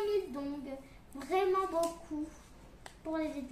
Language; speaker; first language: French; early bilingual, other home language; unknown